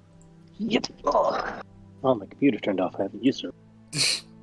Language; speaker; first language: English; native; English